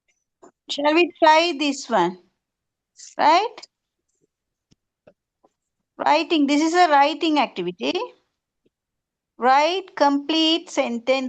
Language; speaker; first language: English; non-native, local second language; Tamil